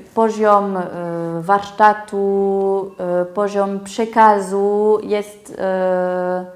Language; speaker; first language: Polish; non-native, fluent; French